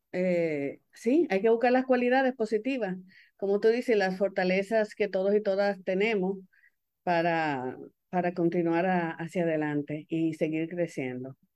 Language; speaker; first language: Spanish; native; Spanish